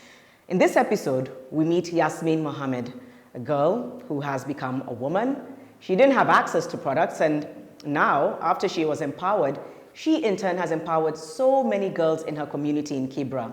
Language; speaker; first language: English; non-native, local second language; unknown